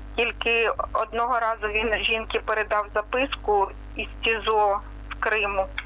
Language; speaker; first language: Ukrainian; non-native, local second language; Russian